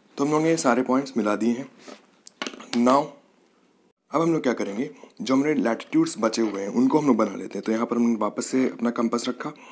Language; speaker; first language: Hindi; native; Hindi